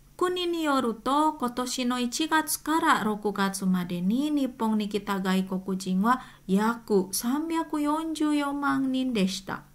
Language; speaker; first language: Japanese; non-native, fluent; Indonesian